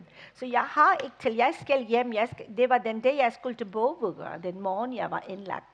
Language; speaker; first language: Danish; non-native, fluent; English